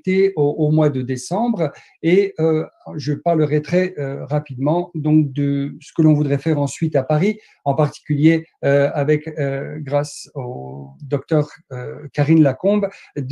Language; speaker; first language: French; native; French